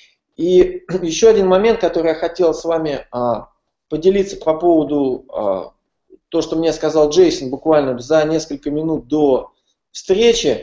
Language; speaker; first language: Russian; native; Russian